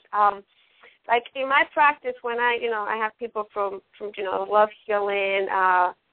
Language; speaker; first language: English; non-native, fluent; Spanish